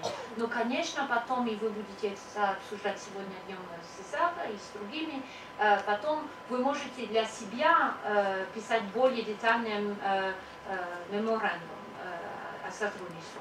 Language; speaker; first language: Russian; non-native, fluent; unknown